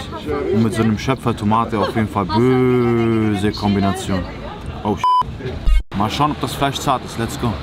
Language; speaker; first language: German; native; German